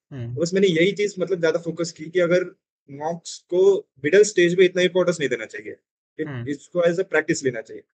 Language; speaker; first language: Hindi; non-native, local second language; Marathi